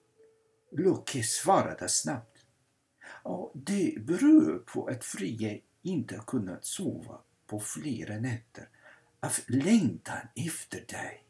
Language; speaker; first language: Swedish; non-native, fluent; English